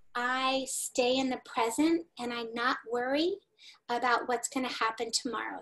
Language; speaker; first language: English; native; English